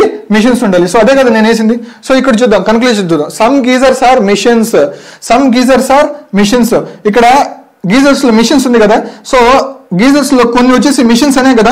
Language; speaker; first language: Telugu; native; Telugu